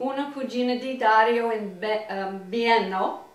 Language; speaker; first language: Italian; non-native, learner; English